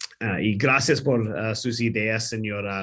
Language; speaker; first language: Spanish; non-native, learner; English